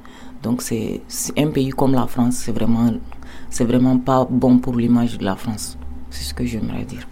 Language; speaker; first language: French; non-native, local second language; Bambara